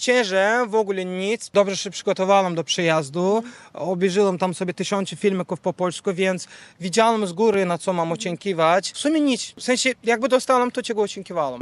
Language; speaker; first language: Polish; non-native, fluent; Azerbaijani